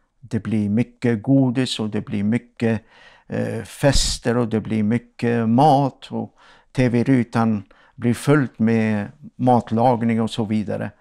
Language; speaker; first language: Swedish; non-native, fluent; Arabic